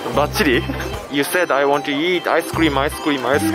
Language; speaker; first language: English; non-native, learner; Japanese